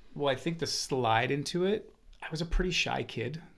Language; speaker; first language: English; native; English